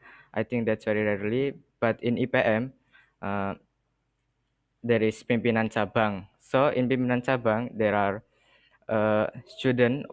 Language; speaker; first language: English; non-native, learner; Indonesian